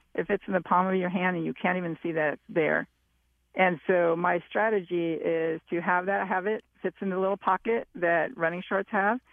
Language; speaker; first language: English; native; English